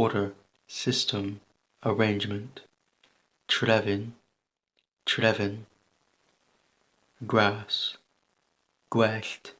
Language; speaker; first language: Welsh; non-native, learner; English